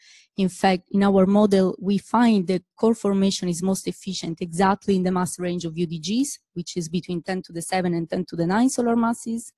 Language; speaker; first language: English; non-native, fluent; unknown